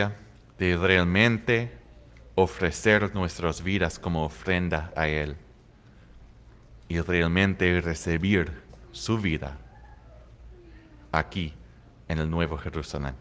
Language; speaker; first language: Spanish; non-native, fluent; English